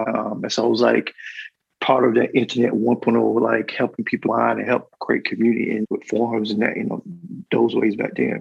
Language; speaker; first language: English; native; English